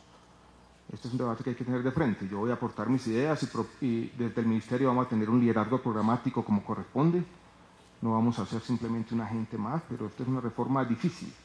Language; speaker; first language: Spanish; native; Spanish